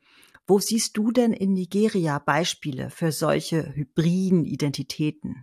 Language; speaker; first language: German; native; German